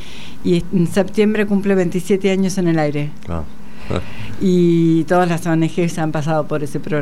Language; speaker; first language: Spanish; native; Spanish